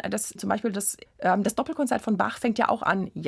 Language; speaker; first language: German; native; German